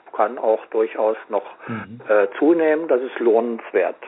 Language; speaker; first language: German; native; German